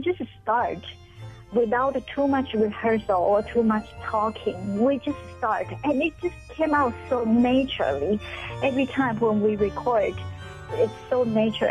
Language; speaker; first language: English; non-native, fluent; Chinese